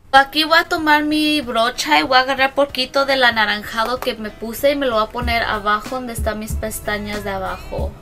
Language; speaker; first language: Spanish; early bilingual, other home language; English